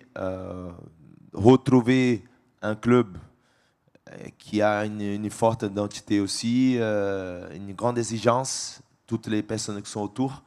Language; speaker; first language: French; non-native, fluent; Portuguese